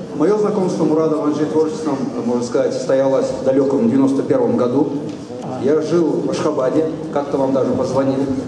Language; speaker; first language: Russian; non-native, local second language; Kumyk